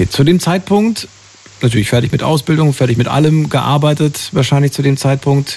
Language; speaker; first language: German; native; German